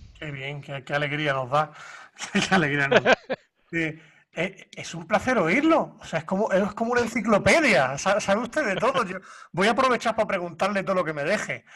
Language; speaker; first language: Spanish; native; Spanish